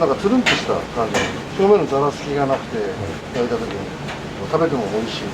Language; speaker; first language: Japanese; native; Japanese